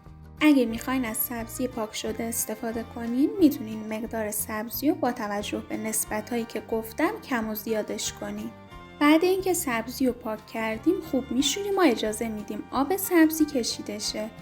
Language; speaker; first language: Persian; native; Persian